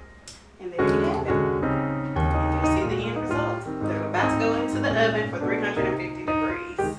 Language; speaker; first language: English; native; English